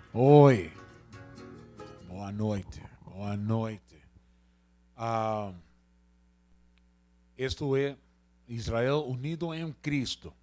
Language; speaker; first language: Portuguese; non-native, learner; Spanish